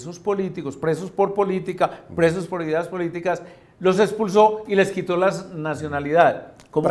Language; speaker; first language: Spanish; native; Spanish